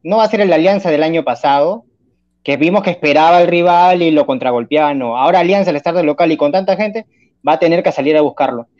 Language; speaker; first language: Spanish; native; Spanish